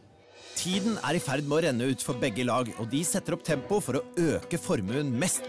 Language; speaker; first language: Norwegian; native; Norwegian